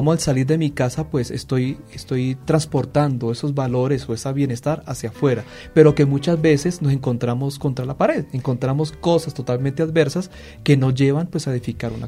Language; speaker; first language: Spanish; native; Spanish